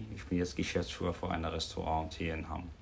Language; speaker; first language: German; non-native, learner; Arabic